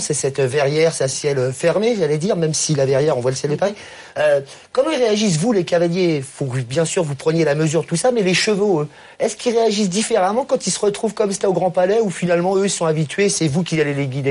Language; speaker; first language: French; native; French